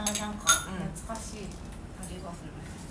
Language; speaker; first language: Japanese; native; Japanese